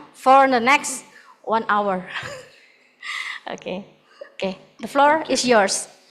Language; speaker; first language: English; non-native, fluent; Indonesian